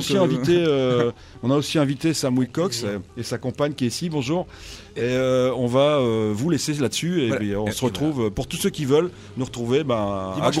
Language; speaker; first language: French; native; French